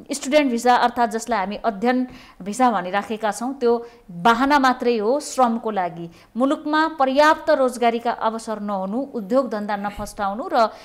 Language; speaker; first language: Nepali; native; Nepali